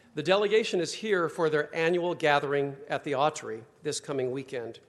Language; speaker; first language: English; native; English